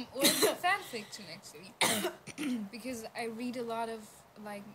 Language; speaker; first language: English; non-native, fluent; German